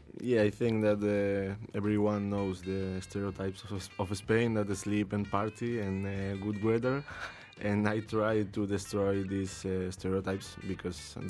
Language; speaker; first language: English; non-native, learner; Spanish